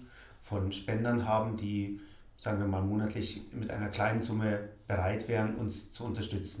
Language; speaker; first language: German; native; German